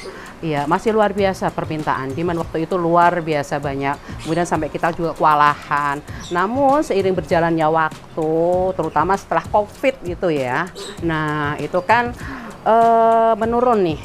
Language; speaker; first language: Indonesian; native; Indonesian